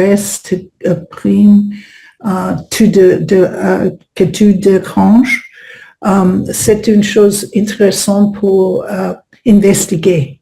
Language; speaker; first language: French; non-native, learner; Spanish